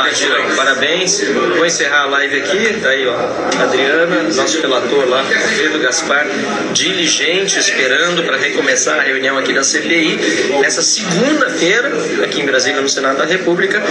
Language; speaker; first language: Portuguese; native; Portuguese